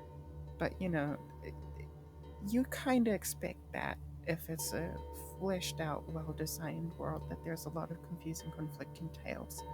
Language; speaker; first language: English; native; English